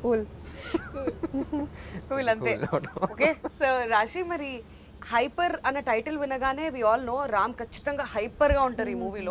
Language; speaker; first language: Telugu; native; Telugu